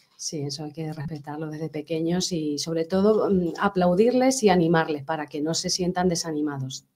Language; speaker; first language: Spanish; native; Spanish